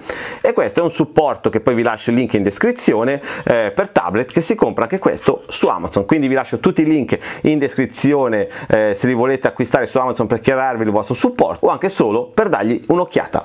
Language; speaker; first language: Italian; native; Italian